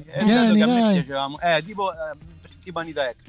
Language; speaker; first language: Italian; native; Italian